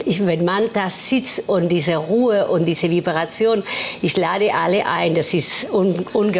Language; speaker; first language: German; non-native, fluent; Spanish